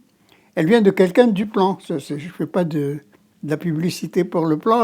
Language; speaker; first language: French; non-native, local second language; Arabic